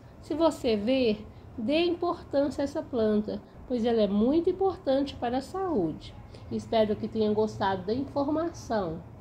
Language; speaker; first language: Portuguese; native; Portuguese